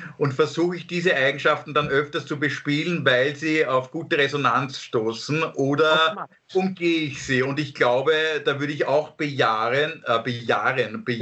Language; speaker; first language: German; native; German